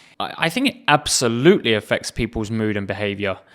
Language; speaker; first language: English; native; English